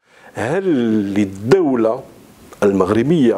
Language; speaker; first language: Arabic; native; Arabic